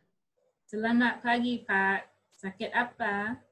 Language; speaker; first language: Indonesian; non-native, learner; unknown